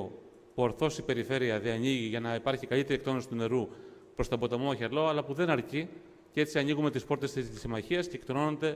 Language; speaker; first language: Greek; native; Greek